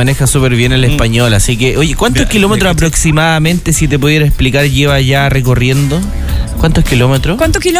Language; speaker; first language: Spanish; native; Spanish